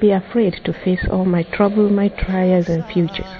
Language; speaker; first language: English; non-native, local second language; Igbo